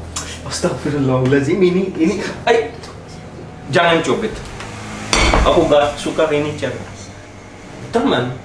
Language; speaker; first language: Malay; non-native, learner; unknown